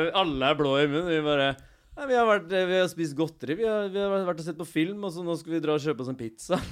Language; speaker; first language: Norwegian; native; Norwegian